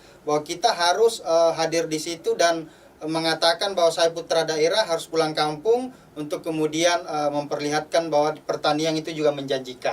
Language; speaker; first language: Indonesian; native; Indonesian